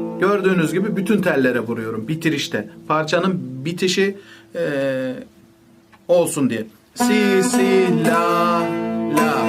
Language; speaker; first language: Turkish; native; Turkish